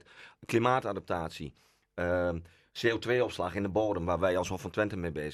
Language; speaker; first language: Dutch; native; Dutch